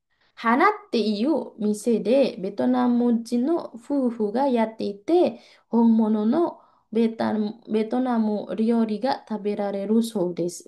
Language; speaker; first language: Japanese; non-native, fluent; Indonesian